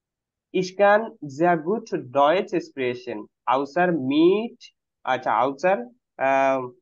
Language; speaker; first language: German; non-native, fluent; Bangla